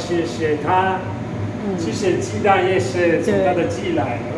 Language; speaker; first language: Chinese; non-native, fluent; Italian